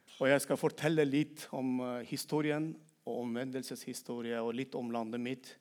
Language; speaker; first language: Norwegian; non-native, fluent; Turkmen